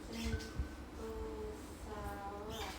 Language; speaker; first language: Japanese; non-native, learner; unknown